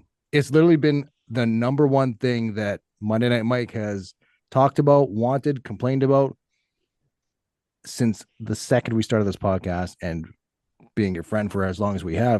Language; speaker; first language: English; native; English